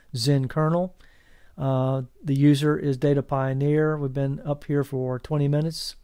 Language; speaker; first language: English; native; English